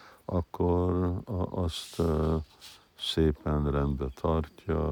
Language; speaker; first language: Hungarian; early bilingual, heritage; Hungarian